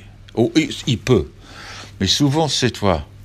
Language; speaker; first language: French; non-native, fluent; English